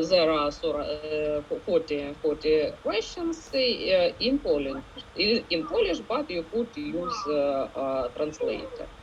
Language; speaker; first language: English; non-native, learner; Ukrainian